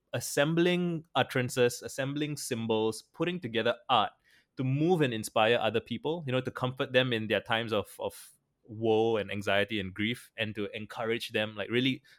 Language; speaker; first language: English; native; English